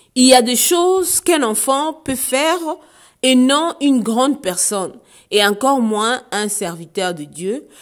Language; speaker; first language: French; non-native, local second language; Lingala